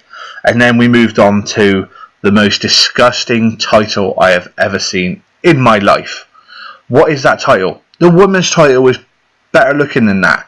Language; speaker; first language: English; native; English